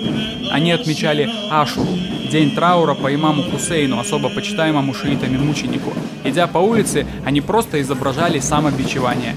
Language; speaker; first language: Russian; native; Russian